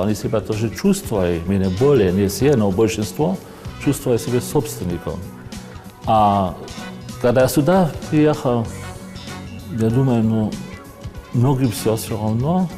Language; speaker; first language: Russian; non-native, fluent; German